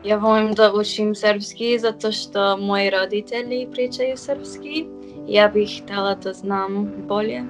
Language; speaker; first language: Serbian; early bilingual, heritage; Serbian